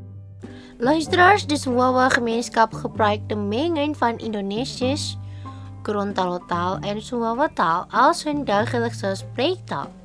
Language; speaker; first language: Dutch; non-native, learner; Indonesian